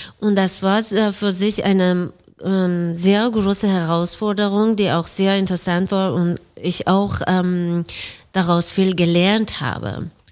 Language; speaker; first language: German; non-native, fluent; Persian